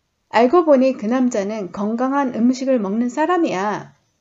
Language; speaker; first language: Korean; native; Korean